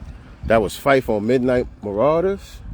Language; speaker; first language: English; native; English